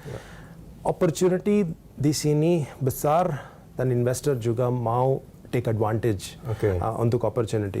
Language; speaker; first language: Indonesian; non-native, learner; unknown